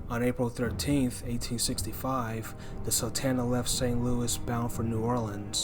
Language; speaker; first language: English; native; English